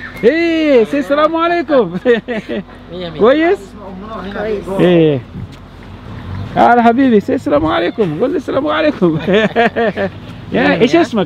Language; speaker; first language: Arabic; non-native, learner; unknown